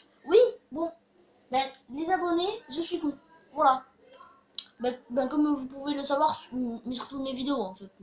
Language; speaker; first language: French; native; French